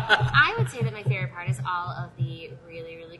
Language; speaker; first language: English; native; English